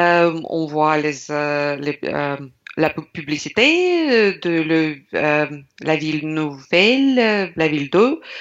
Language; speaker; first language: French; non-native, learner; Russian